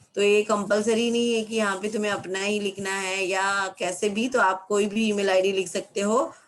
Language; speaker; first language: Hindi; non-native, local second language; Marathi